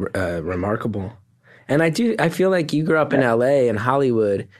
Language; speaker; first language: English; native; English